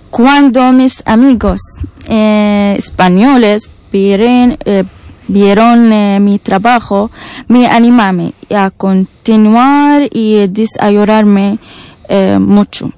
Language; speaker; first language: Spanish; non-native, learner; Arabic